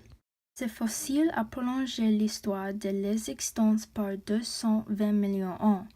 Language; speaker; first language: French; non-native, learner; English